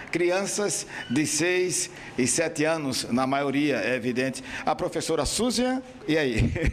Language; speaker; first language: Portuguese; native; Portuguese